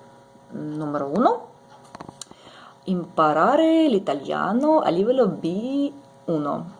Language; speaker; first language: Italian; non-native, learner; Ukrainian